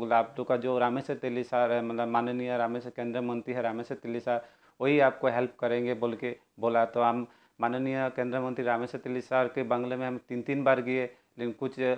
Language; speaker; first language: Hindi; non-native, local second language; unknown